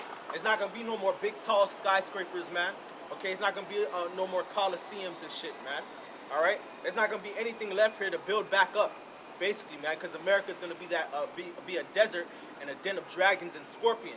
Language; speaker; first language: English; native; English